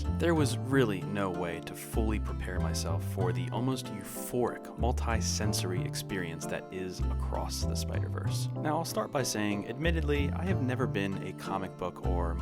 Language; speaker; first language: English; native; English